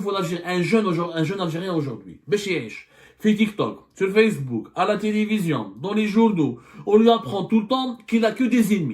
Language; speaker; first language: French; non-native, local second language; Arabic